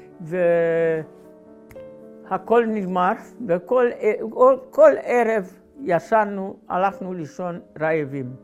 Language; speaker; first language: Hebrew; non-native, fluent; Hungarian